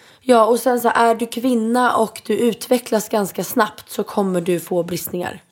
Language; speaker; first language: Swedish; native; Swedish